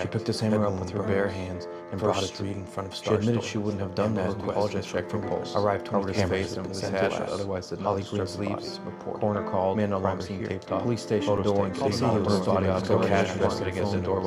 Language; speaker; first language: English; native; English